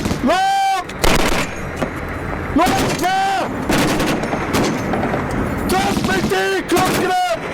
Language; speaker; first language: Swedish; native; Swedish